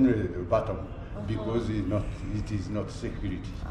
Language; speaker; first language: English; non-native, learner; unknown